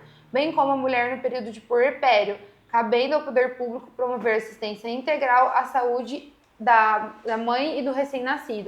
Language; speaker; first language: Portuguese; native; Portuguese